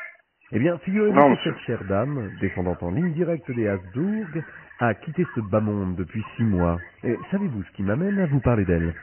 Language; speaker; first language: French; native; French